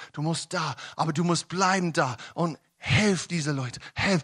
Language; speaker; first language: German; non-native, learner; English